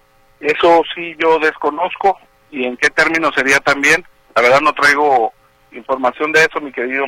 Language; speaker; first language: Spanish; native; Spanish